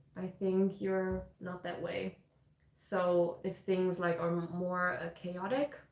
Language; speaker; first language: English; non-native, fluent; German